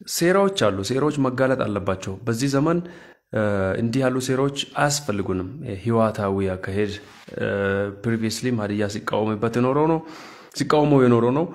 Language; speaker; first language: Amharic; non-native, local second language; Hadiyya